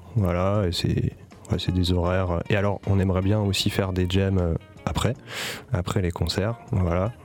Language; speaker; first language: French; native; French